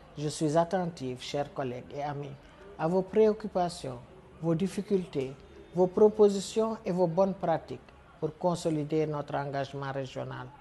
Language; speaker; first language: French; non-native, local second language; Wolof